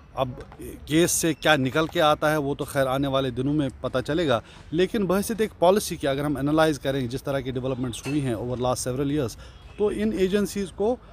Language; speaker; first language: Urdu; non-native, local second language; Kashmiri